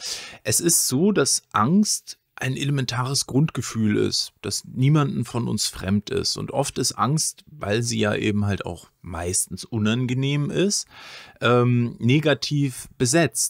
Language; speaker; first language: German; native; German